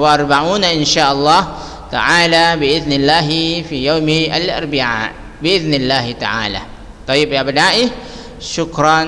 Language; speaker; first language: Arabic; non-native, fluent; Indonesian